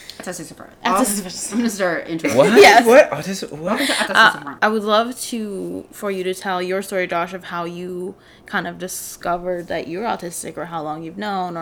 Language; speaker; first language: English; non-native, fluent; Swedish